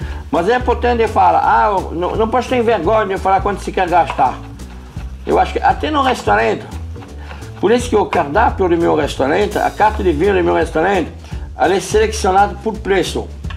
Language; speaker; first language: Portuguese; non-native, fluent; French